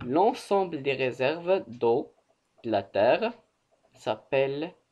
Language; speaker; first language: French; non-native, local second language; Arabic